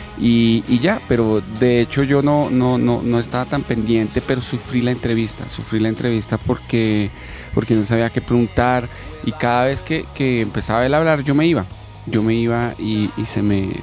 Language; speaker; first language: Spanish; native; Spanish